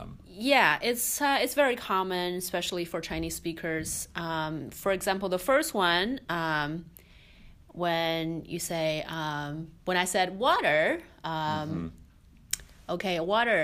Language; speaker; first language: English; non-native, fluent; Chinese